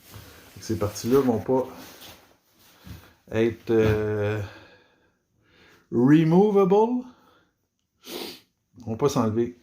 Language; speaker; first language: French; native; French